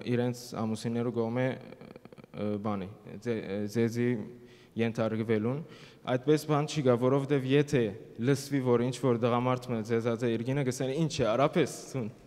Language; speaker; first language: Armenian; early bilingual, heritage; Armenian